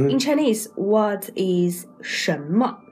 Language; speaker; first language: English; non-native, fluent; Chinese